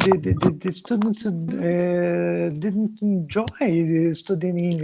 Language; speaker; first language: English; non-native, learner; Portuguese